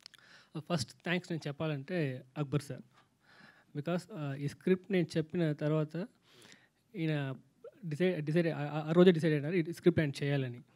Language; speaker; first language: Telugu; non-native, fluent; Tamil